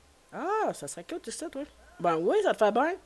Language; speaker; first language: French; native; French